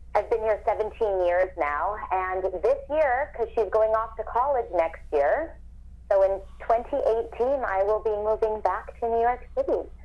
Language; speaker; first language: English; native; English